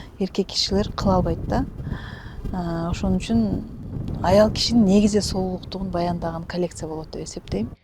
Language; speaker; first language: Kyrgyz; native; Kyrgyz